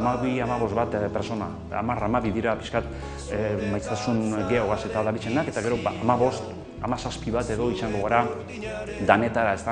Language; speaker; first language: Basque; native; Basque